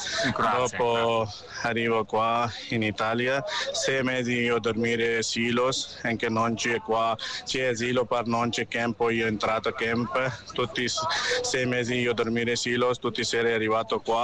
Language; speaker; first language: Italian; non-native, learner; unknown